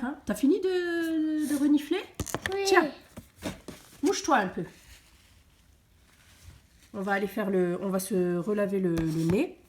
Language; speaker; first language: French; native; French